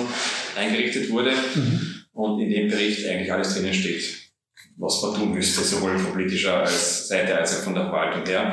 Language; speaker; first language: German; native; German